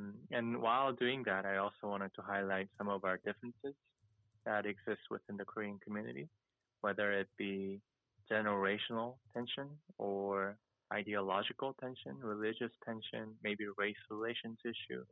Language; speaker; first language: English; early bilingual, other home language; Korean